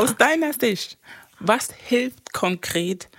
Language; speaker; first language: German; non-native, fluent; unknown